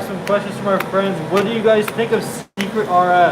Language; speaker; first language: English; native; English